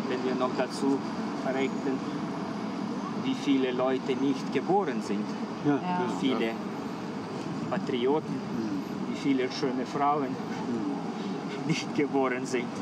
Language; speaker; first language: German; non-native, fluent; Ukrainian